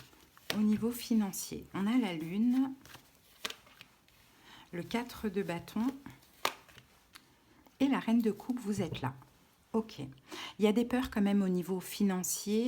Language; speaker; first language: French; native; French